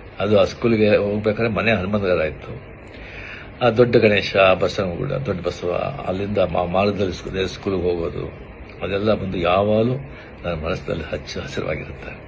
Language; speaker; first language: Kannada; non-native, local second language; Marathi